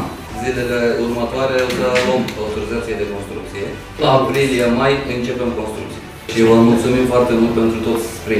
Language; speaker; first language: Romanian; non-native, learner; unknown